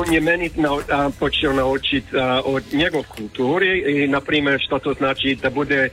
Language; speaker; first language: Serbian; early bilingual, heritage; Croatian